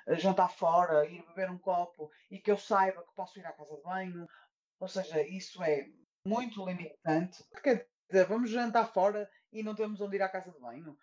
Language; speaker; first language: Portuguese; native; Portuguese